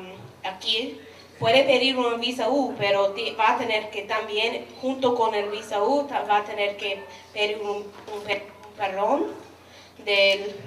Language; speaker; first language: Spanish; non-native, fluent; English